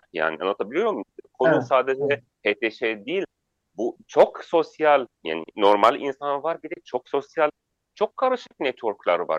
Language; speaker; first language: Turkish; non-native, fluent; Arabic